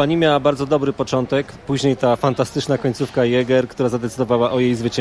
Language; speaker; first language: Polish; native; Polish